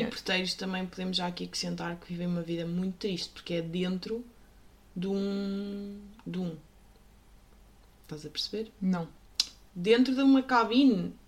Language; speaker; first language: Portuguese; native; Portuguese